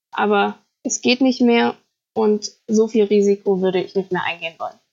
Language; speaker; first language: German; native; German